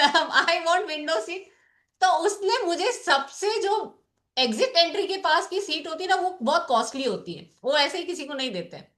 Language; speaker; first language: Hindi; native; Hindi